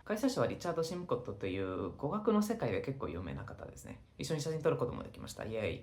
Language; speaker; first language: Japanese; non-native, fluent; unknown